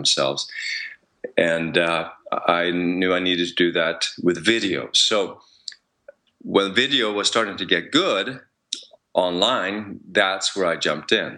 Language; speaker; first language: English; non-native, fluent; Swedish